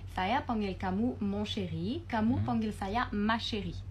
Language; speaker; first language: Indonesian; non-native, learner; French